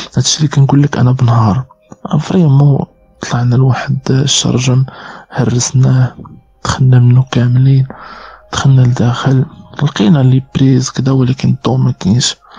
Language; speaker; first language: Arabic; native; Arabic